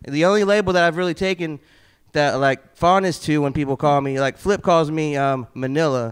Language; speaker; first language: English; native; English